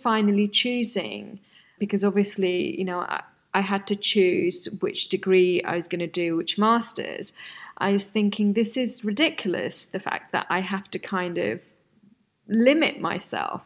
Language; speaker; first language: English; non-native, local second language; Bangla